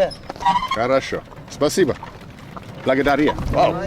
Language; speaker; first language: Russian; non-native, fluent; English